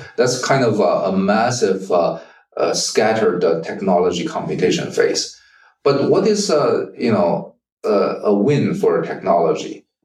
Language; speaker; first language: English; non-native, fluent; Chinese